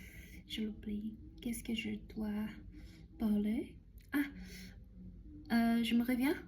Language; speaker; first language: French; non-native, learner; Chinese